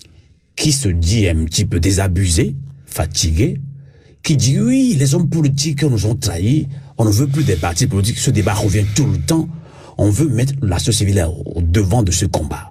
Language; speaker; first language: French; non-native, local second language; Ewe